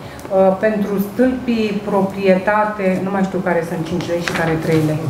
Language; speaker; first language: Romanian; native; Romanian